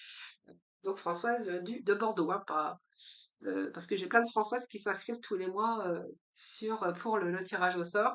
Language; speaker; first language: French; native; French